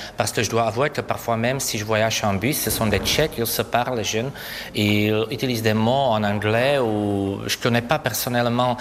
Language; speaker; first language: French; non-native, fluent; Czech